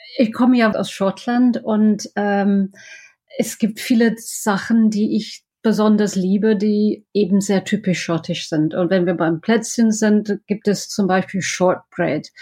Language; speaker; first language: German; non-native, fluent; English